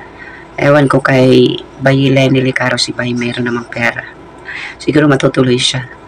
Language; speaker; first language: Filipino; native; Filipino